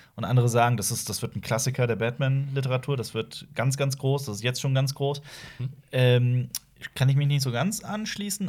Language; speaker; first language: German; native; German